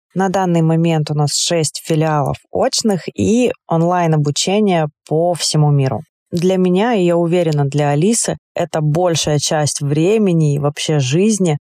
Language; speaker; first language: Russian; native; Russian